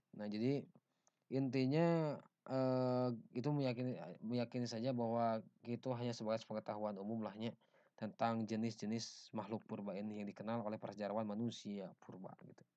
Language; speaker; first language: Indonesian; non-native, local second language; Sundanese